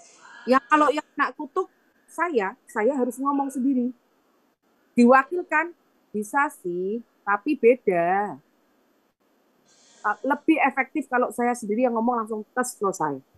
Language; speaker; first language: Indonesian; native; Indonesian